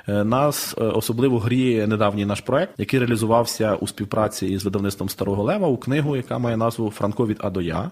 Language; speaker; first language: Ukrainian; native; Ukrainian